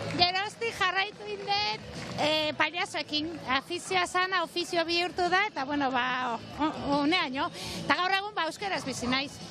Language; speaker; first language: Basque; non-native, local second language; Spanish